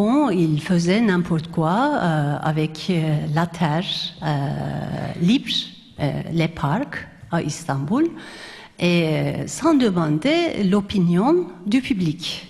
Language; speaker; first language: French; non-native, fluent; Turkish